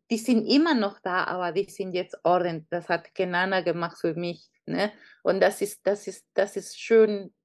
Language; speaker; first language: German; non-native, fluent; Spanish